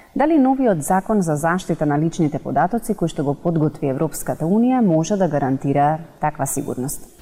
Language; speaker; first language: Macedonian; native; Macedonian